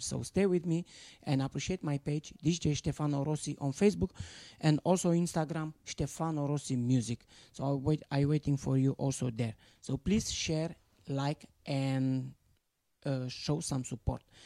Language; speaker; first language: English; non-native, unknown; Romanian